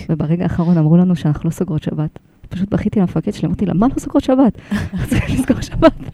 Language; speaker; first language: Hebrew; early bilingual, other home language; Russian